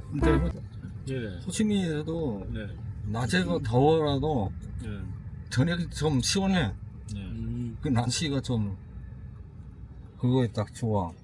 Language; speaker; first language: Korean; non-native, learner; Vietnamese